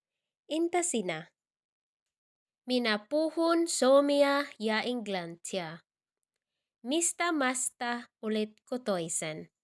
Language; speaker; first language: Finnish; non-native, learner; Cebuano